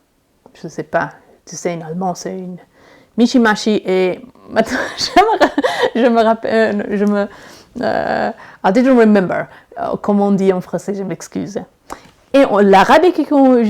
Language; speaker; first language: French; non-native, learner; Italian